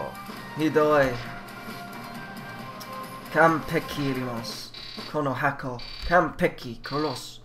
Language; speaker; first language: Japanese; non-native, learner; English